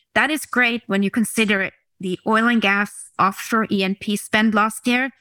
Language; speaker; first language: English; non-native, fluent; Norwegian